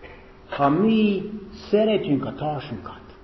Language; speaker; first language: Hungarian; non-native, fluent; English